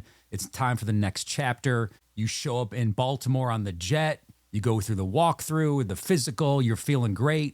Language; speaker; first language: English; native; English